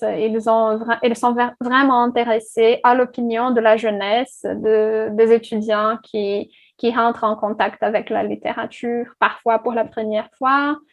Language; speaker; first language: French; non-native, fluent; Portuguese